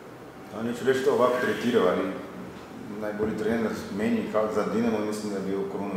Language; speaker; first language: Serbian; non-native, fluent; Portuguese